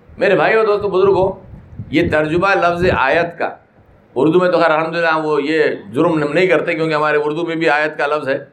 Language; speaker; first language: Urdu; native; Urdu